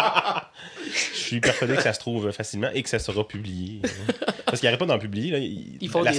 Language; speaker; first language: French; native; French